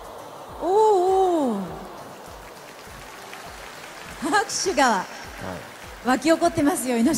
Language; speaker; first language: Japanese; native; Japanese